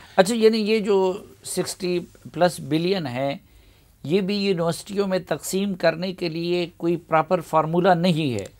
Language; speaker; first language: Urdu; non-native, local second language; Pashto